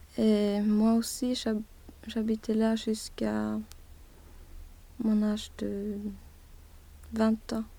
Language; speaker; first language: French; non-native, learner; Swedish